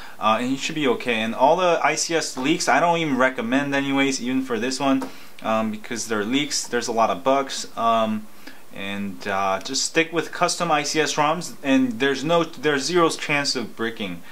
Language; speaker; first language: English; native; English